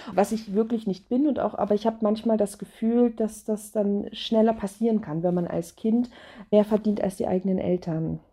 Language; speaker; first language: German; native; German